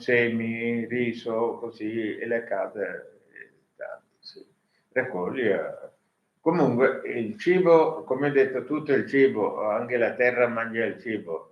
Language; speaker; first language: Italian; non-native, learner; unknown